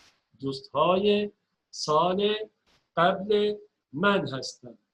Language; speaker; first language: Persian; non-native, fluent; Turkish